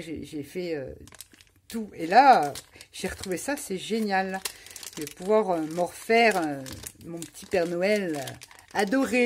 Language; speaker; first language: French; native; French